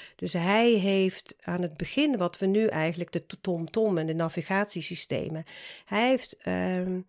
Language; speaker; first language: Dutch; non-native, fluent; Swedish